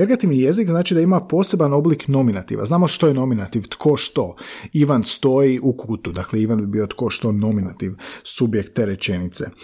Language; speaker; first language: Croatian; native; Croatian